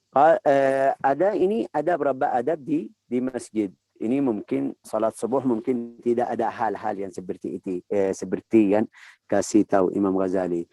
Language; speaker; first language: Indonesian; non-native, fluent; Arabic